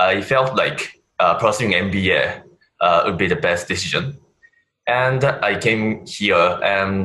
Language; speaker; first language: English; non-native, fluent; Japanese